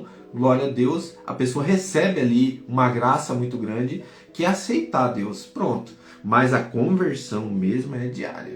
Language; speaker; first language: Portuguese; native; Portuguese